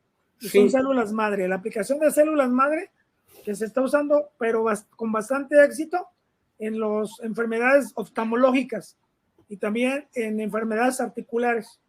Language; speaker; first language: Spanish; native; Spanish